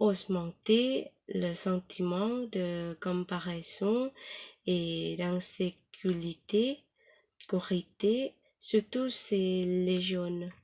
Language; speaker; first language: French; non-native, learner; Thai